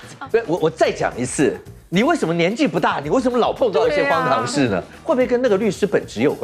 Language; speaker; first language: Chinese; native; Chinese